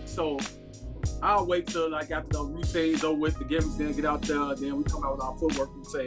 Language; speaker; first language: English; native; English